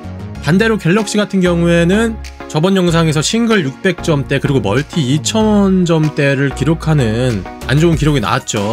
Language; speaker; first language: Korean; native; Korean